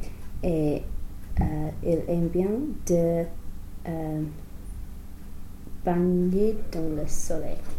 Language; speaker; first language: French; non-native, learner; English